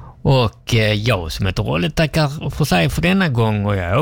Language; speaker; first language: Swedish; native; Swedish